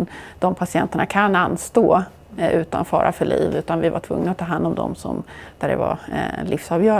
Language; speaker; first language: Swedish; native; Swedish